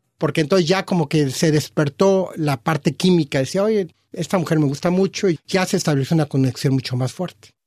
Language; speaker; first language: Spanish; native; Spanish